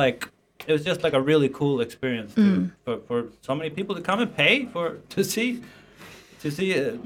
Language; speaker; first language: English; non-native, fluent; Faroese